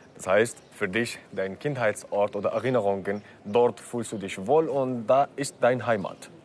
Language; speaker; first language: German; non-native, fluent; Kurdish